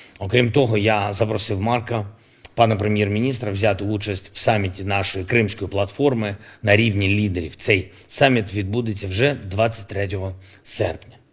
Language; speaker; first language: Ukrainian; non-native, local second language; Russian